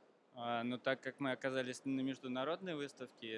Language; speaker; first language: Russian; native; Russian